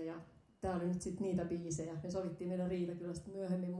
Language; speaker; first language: Finnish; native; Finnish